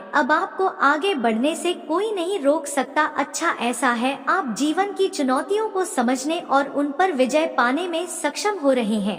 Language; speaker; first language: Hindi; native; Hindi